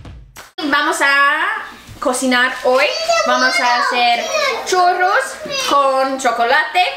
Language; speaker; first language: Spanish; non-native, fluent; English